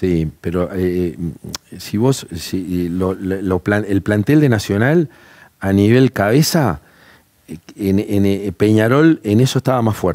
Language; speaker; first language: Spanish; native; Spanish